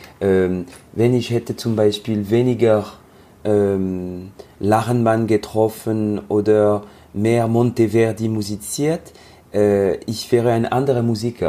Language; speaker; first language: German; non-native, learner; French